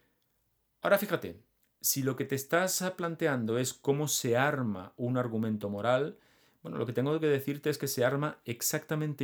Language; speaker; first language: Spanish; native; Spanish